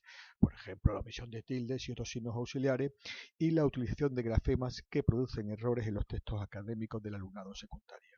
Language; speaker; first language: Spanish; native; Spanish